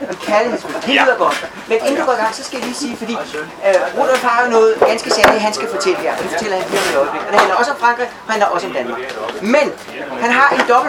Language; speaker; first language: Danish; native; Danish